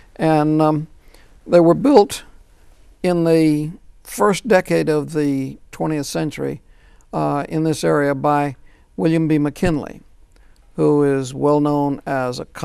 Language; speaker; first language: English; native; English